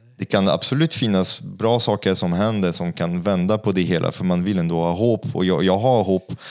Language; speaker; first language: Swedish; non-native, fluent; French